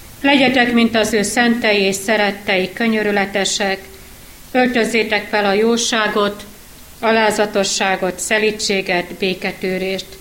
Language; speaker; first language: Hungarian; native; Hungarian